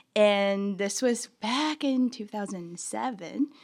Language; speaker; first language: English; early bilingual, other home language; Chinese